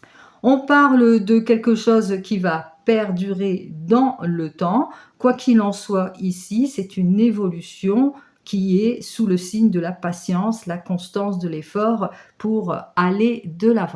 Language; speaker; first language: French; native; French